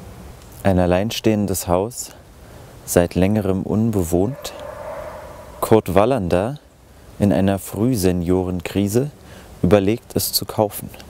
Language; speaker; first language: German; native; German